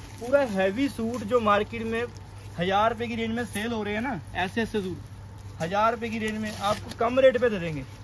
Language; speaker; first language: Hindi; non-native, local second language; Punjabi